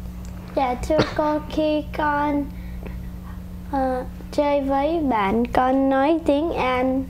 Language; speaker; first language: Vietnamese; early bilingual, heritage; Vietnamese